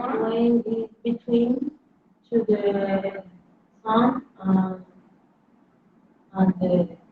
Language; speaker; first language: English; non-native, learner; Spanish